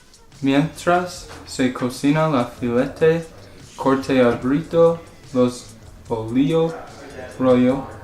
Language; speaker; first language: Spanish; non-native, learner; English